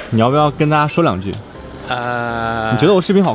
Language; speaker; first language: Chinese; native; Chinese